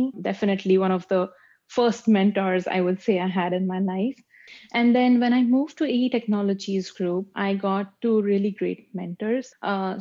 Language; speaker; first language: English; non-native, local second language; Marathi